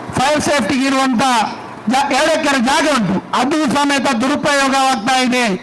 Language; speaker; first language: Kannada; non-native, local second language; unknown